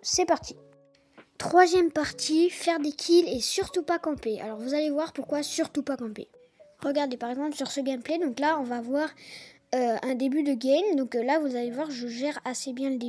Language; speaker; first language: French; native; French